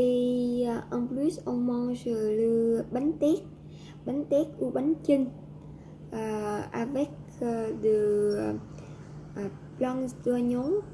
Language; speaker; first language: French; non-native, learner; Vietnamese